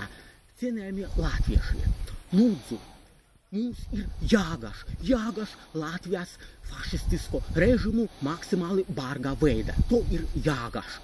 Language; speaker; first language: Latvian; non-native, local second language; Russian